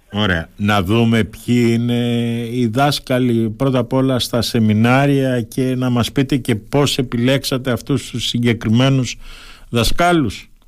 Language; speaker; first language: Greek; native; Greek